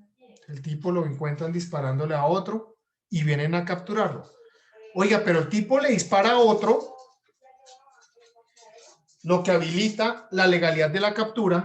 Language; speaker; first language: Spanish; native; Spanish